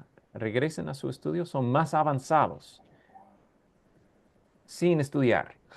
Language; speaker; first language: Spanish; non-native, fluent; English